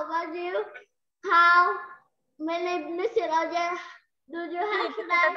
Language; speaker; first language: English; non-native, learner; Vietnamese